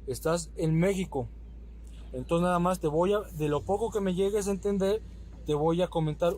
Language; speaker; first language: Spanish; native; Spanish